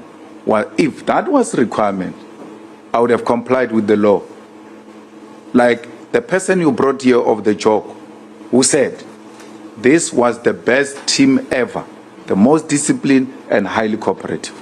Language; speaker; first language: English; non-native, local second language; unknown